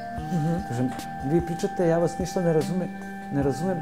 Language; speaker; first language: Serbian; early bilingual, other home language; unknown